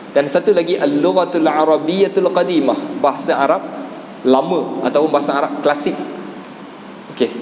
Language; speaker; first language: Malay; native; Malay